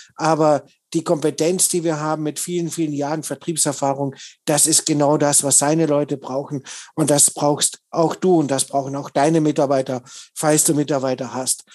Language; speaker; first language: German; native; German